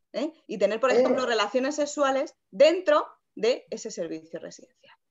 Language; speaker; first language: Spanish; native; Spanish